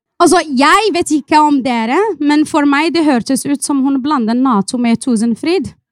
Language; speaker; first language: Norwegian; non-native, fluent; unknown